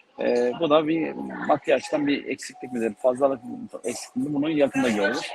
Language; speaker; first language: Turkish; native; Turkish